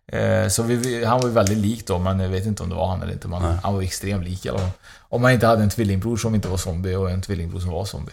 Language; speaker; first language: Swedish; early bilingual, other home language; Spanish